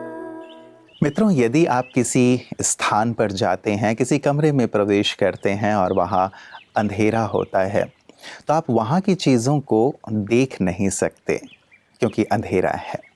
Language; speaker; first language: Hindi; native; Hindi